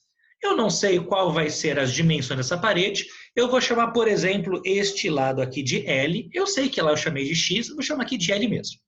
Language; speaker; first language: Portuguese; native; Portuguese